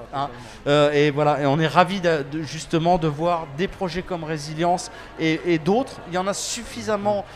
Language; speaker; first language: French; native; French